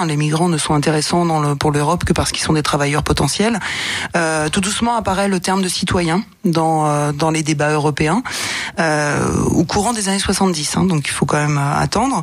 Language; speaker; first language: French; native; French